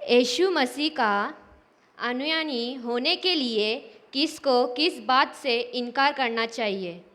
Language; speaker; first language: Hindi; non-native, local second language; Marathi